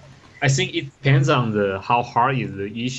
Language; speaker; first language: English; non-native, learner; Chinese